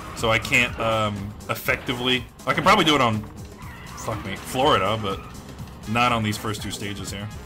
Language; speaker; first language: English; native; English